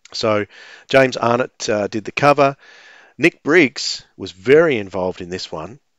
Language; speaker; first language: English; native; English